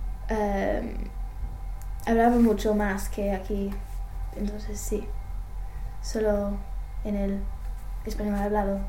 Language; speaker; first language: Spanish; non-native, learner; English